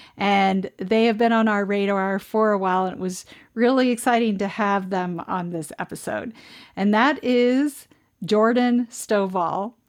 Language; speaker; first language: English; native; English